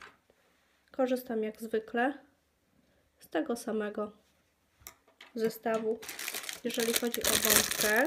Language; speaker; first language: Polish; native; Polish